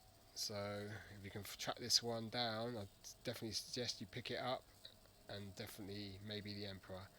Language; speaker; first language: English; native; English